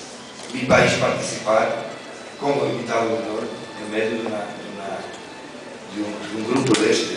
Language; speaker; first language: Spanish; non-native, fluent; Portuguese